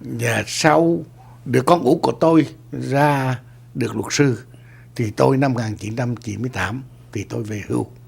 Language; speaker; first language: Vietnamese; native; Vietnamese